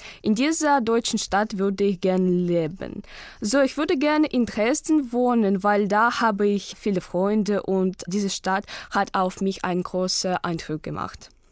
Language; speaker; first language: German; non-native, learner; Russian